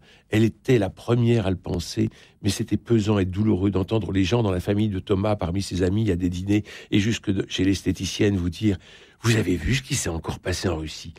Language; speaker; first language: French; native; French